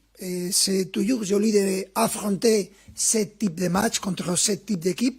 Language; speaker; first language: French; non-native, fluent; Spanish